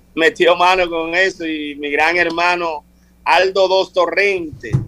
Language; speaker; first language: Spanish; native; Spanish